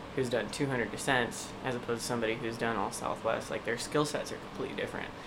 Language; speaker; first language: English; native; English